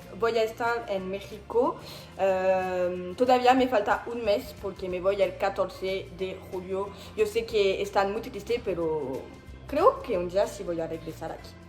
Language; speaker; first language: Spanish; non-native, learner; French